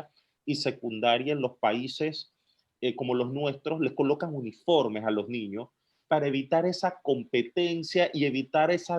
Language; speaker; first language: Spanish; native; Spanish